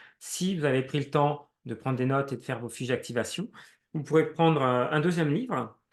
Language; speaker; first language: French; native; French